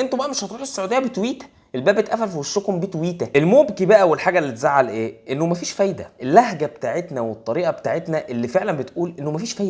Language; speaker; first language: Arabic; native; Arabic